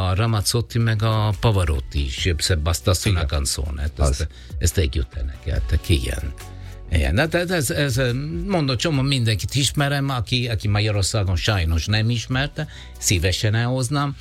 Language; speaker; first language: Hungarian; non-native, learner; Italian